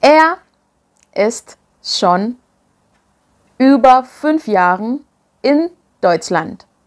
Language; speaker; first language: German; non-native, fluent; Indonesian